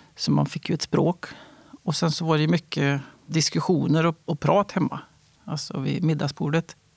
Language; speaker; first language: Swedish; native; Swedish